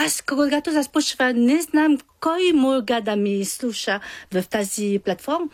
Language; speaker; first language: Bulgarian; non-native, learner; French